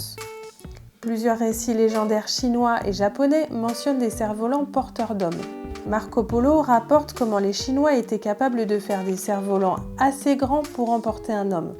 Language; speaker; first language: French; native; French